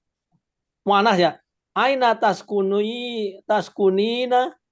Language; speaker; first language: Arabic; non-native, learner; Indonesian